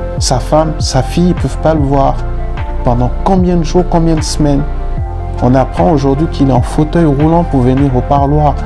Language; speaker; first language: French; non-native, local second language; Fula